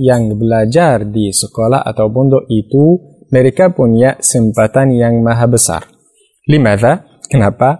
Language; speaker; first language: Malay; non-native, fluent; Arabic